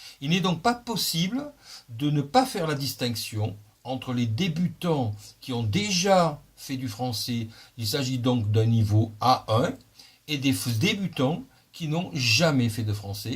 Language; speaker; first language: French; native; French